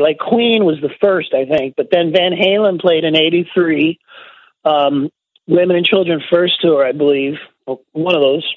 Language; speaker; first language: English; native; English